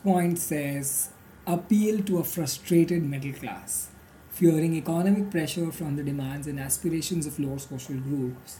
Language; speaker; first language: English; non-native, local second language; Marathi